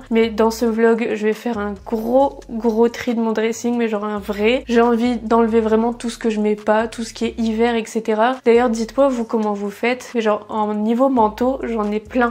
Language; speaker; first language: French; native; French